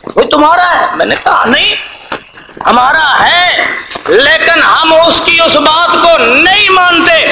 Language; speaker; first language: Urdu; non-native, local second language; Punjabi